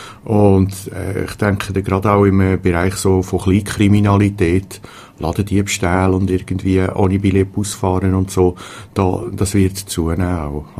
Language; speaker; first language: German; native; German